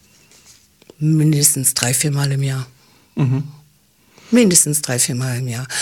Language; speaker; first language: German; early bilingual, heritage; English